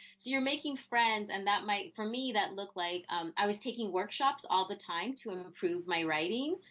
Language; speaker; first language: English; early bilingual, other home language; Spanish